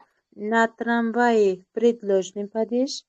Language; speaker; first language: Russian; non-native, learner; Uzbek